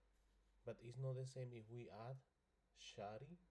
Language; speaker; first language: English; non-native, learner; Spanish